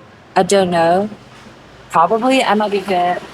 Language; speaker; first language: English; non-native, fluent; Burmese